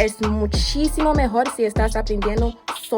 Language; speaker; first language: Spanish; non-native, fluent; English